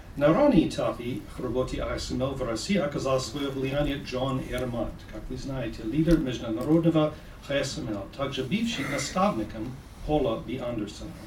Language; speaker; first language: Russian; non-native, fluent; English